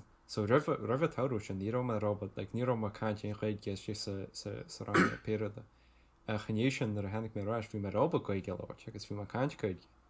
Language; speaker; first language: Irish; non-native, local second language; English